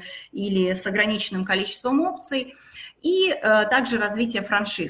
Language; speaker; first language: Russian; native; Russian